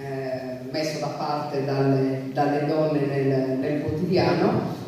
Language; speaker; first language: Italian; native; Italian